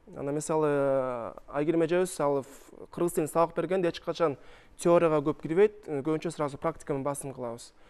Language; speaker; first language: Kyrgyz; non-native, local second language; Russian